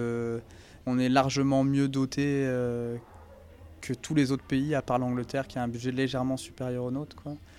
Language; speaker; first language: French; native; French